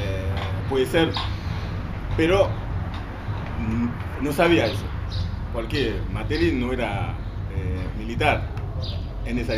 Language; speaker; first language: Spanish; non-native, fluent; Haitian Creole